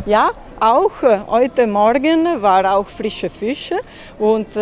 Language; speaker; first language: German; non-native, learner; Italian